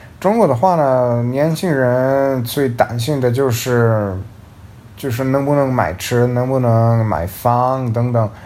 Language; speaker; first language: Chinese; non-native, fluent; Serbian